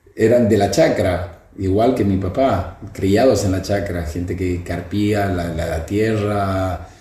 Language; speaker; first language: Spanish; native; Spanish